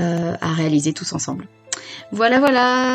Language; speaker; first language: French; native; French